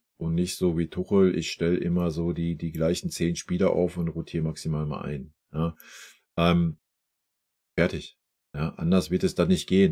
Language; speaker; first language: German; native; German